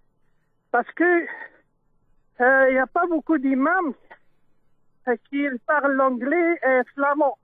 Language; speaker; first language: French; non-native, local second language; Dutch